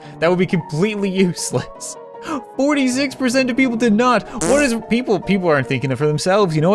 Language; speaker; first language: English; native; English